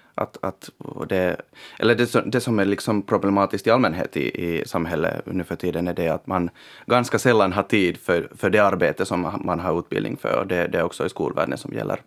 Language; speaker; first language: Swedish; non-native, local second language; Finnish